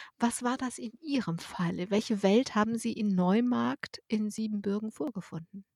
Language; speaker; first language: German; native; German